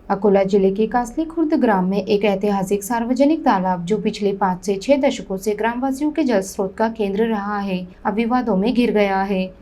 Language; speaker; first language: Hindi; non-native, local second language; Marathi